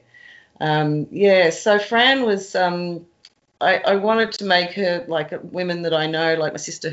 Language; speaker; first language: English; native; English